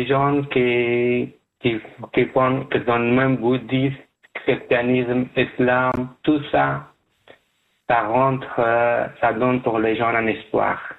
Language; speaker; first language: French; non-native, fluent; Persian